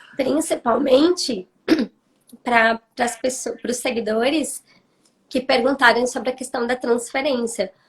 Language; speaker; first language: Portuguese; native; Portuguese